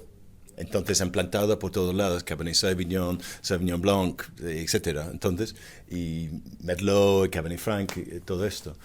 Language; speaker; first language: Spanish; non-native, fluent; English